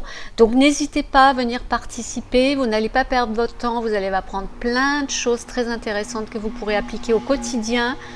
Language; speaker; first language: French; native; French